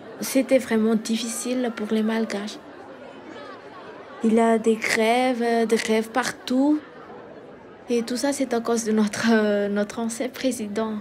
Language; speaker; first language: French; non-native, local second language; Malagasy